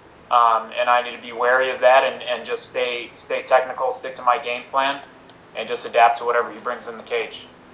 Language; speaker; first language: English; early bilingual, other home language; Spanish